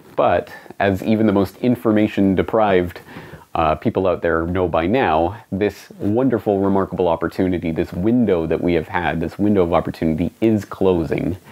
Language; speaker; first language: English; native; English